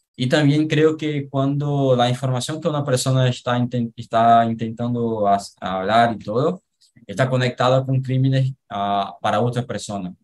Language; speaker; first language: Spanish; non-native, learner; Portuguese